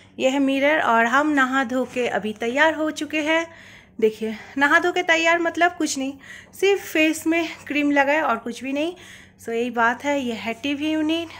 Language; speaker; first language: Hindi; non-native, local second language; Bangla